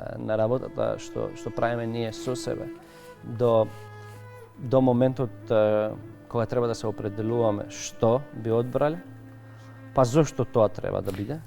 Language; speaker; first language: Macedonian; non-native, local second language; Albanian